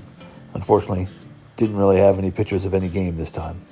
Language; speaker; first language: English; native; English